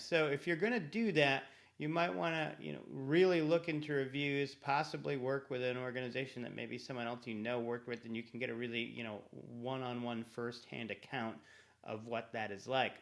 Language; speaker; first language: English; native; English